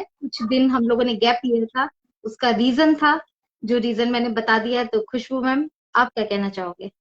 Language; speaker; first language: Hindi; native; Hindi